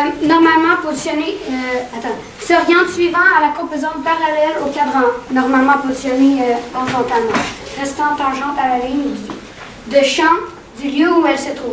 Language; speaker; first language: French; native; French